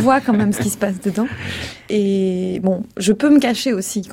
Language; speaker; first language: French; native; French